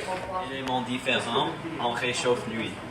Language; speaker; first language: French; non-native, learner; English